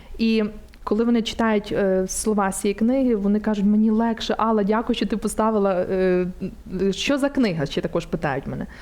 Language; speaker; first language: Ukrainian; native; Ukrainian